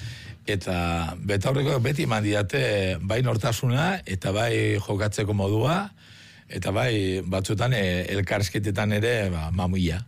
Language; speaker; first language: Basque; native; Basque